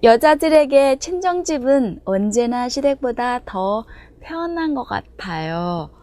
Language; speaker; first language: Korean; non-native, fluent; Vietnamese